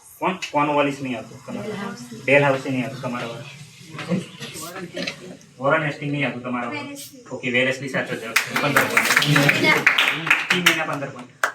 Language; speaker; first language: Gujarati; native; Gujarati